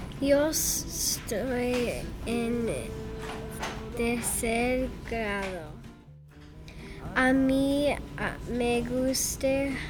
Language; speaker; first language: Spanish; non-native, learner; English